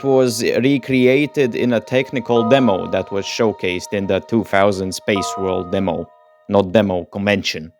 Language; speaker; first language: English; non-native, fluent; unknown